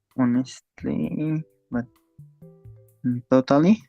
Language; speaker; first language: English; non-native, learner; Spanish